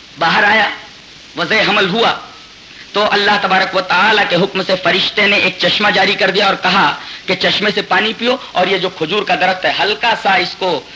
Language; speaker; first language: Urdu; native; Urdu